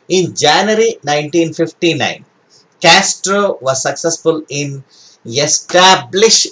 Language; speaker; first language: English; non-native, local second language; Kannada